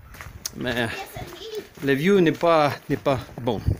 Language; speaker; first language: French; non-native, learner; Ukrainian